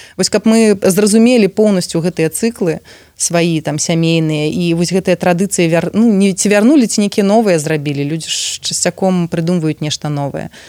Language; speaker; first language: Belarusian; non-native, local second language; Russian